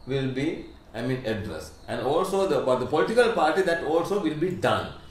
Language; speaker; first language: English; non-native, local second language; Sinhala